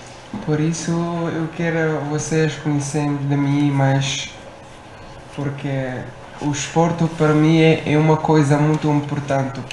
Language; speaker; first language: Portuguese; non-native, learner; Arabic